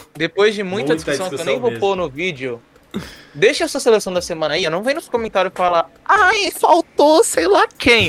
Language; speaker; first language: Portuguese; native; Portuguese